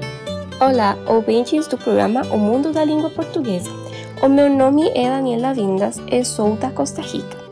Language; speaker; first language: Portuguese; non-native, learner; Spanish